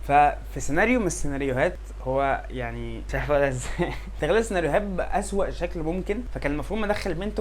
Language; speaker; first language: Arabic; native; Arabic